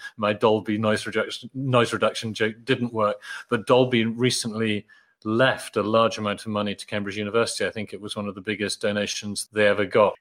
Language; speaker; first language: English; native; English